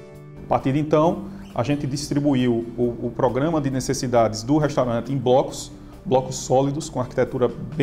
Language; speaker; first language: Portuguese; native; Portuguese